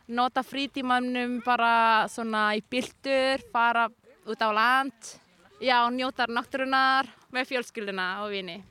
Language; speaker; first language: Icelandic; non-native, learner; Polish